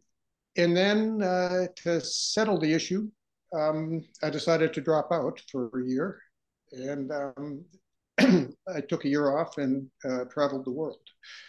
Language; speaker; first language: English; native; English